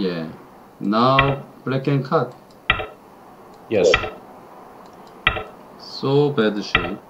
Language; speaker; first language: English; non-native, learner; Korean